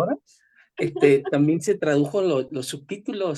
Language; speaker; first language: Spanish; native; Spanish